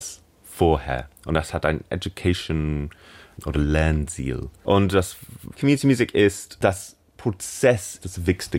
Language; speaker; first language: German; non-native, learner; English